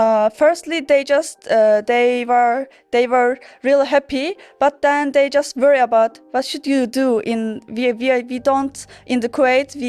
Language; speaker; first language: English; non-native, learner; Turkish